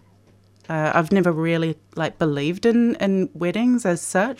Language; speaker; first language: English; native; English